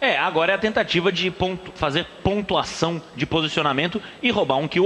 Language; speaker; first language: Portuguese; native; Portuguese